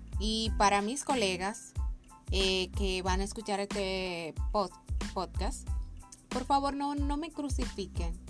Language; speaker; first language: Spanish; native; Spanish